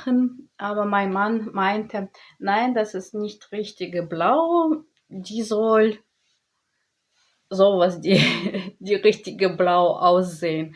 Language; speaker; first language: German; non-native, learner; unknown